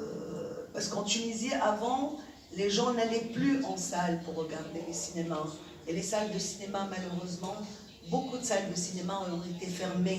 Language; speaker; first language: French; non-native, local second language; Arabic